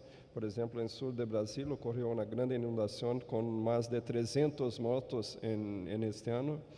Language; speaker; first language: Spanish; non-native, fluent; Portuguese